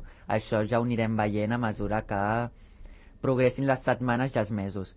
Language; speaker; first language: Catalan; native; Catalan